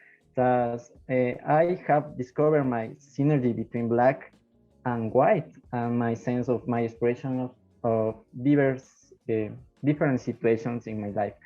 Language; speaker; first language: English; non-native, learner; Spanish